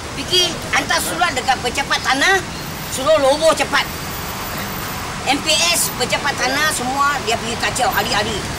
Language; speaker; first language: Malay; non-native, local second language; Chinese